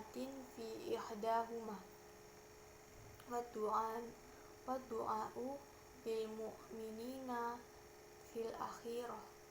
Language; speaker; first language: Arabic; non-native, learner; Indonesian